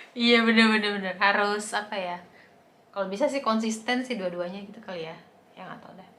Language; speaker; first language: Indonesian; native; Indonesian